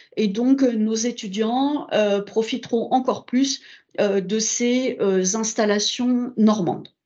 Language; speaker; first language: French; native; French